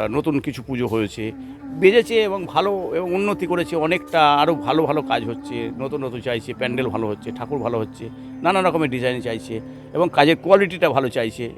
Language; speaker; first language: Bangla; native; Bangla